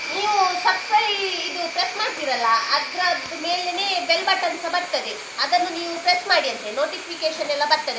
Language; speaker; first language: Kannada; non-native, local second language; Tulu